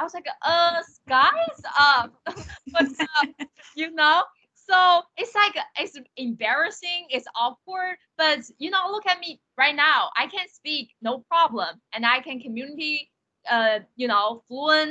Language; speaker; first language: English; non-native, fluent; Chinese